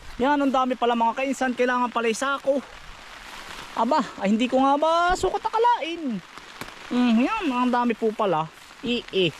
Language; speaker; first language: Filipino; native; Filipino